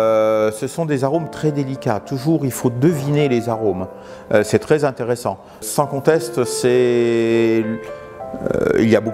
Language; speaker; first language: French; non-native, fluent; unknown